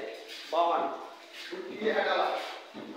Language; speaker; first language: Hindi; non-native, learner; Bangla